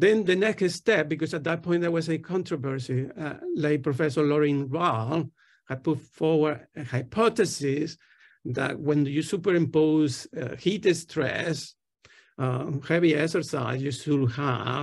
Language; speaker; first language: English; non-native, fluent; Spanish